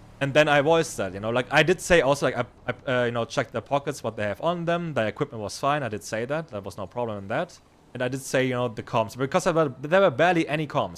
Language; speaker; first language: English; non-native, fluent; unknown